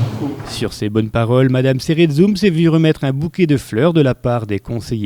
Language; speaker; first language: French; native; French